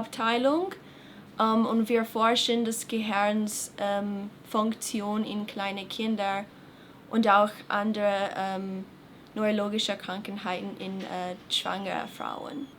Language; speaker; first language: German; non-native, fluent; English